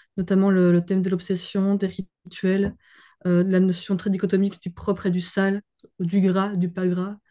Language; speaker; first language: French; native; French